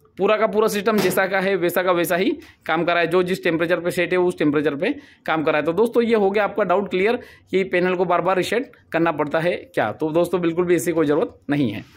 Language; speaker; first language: Hindi; native; Hindi